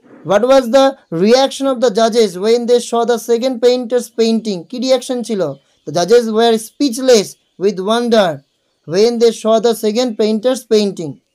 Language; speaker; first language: English; non-native, local second language; Bangla